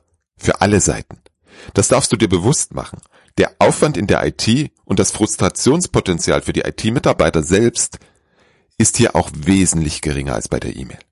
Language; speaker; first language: German; native; German